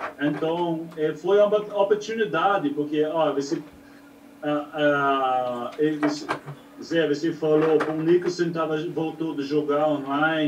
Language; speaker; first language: Portuguese; non-native, learner; English